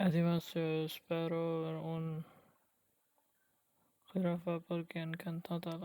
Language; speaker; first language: Spanish; non-native, learner; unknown